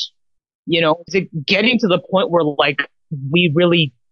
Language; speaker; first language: English; native; English